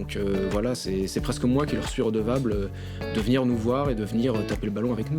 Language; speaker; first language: French; native; French